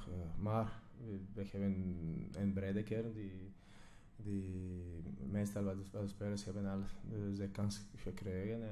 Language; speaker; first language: Dutch; non-native, fluent; Croatian